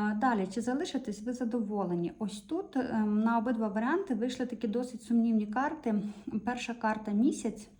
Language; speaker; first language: Ukrainian; non-native, local second language; Russian